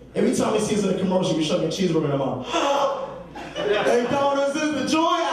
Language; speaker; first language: English; native; English